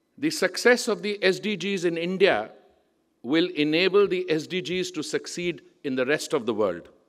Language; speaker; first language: English; non-native, local second language; Punjabi